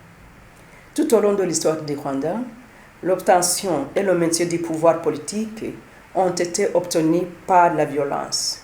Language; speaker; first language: French; non-native, local second language; Kinyarwanda